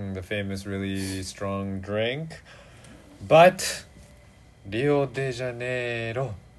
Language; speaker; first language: English; native; English